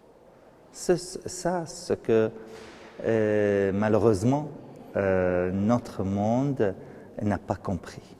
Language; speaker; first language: French; non-native, fluent; Arabic